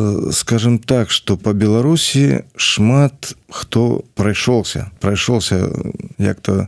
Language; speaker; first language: Belarusian; non-native, local second language; Russian